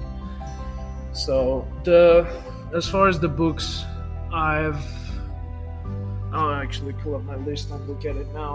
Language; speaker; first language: English; non-native, fluent; Armenian